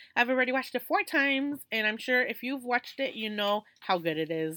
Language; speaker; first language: English; early bilingual, other home language; Spanish